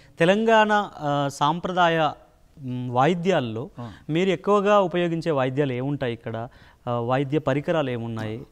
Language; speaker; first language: Telugu; native; Telugu